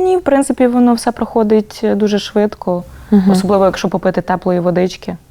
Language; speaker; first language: Ukrainian; native; Ukrainian